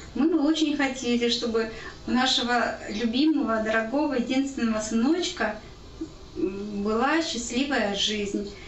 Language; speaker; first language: Russian; native; Russian